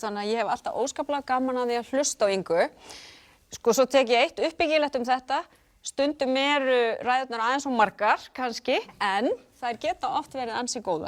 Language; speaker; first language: Icelandic; native; Icelandic